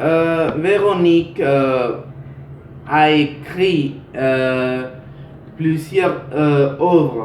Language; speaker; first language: French; non-native, learner; Spanish